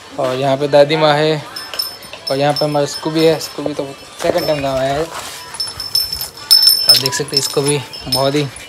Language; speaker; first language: Hindi; non-native, local second language; Gujarati